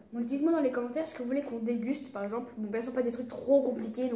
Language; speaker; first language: French; native; French